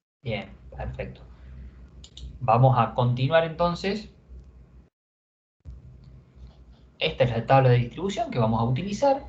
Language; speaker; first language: Spanish; native; Spanish